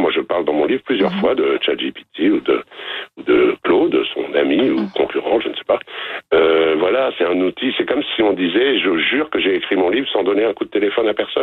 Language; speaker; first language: French; native; French